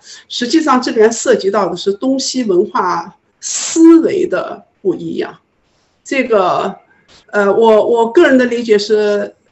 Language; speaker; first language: Chinese; native; Chinese